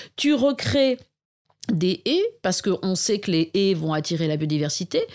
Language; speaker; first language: French; native; French